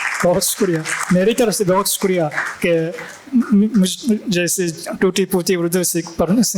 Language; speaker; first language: Hindi; non-native, fluent; Japanese